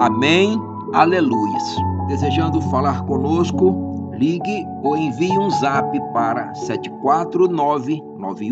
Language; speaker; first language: Portuguese; native; Portuguese